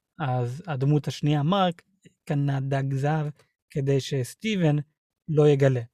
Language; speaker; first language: Hebrew; early bilingual, other home language; English